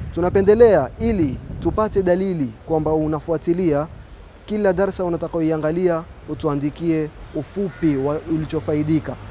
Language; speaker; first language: Swahili; native; Swahili